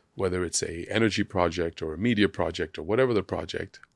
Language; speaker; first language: English; non-native, local second language; Sindhi